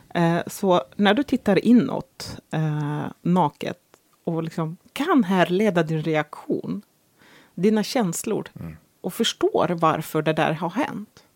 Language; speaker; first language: Swedish; early bilingual, other home language; Arabic